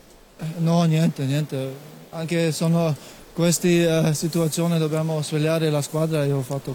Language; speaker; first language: Italian; non-native, fluent; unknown